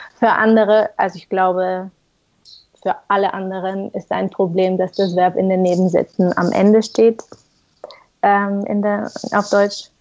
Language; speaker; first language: German; non-native, fluent; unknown